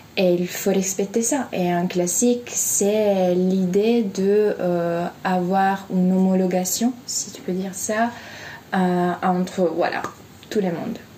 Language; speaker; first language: French; non-native, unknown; Italian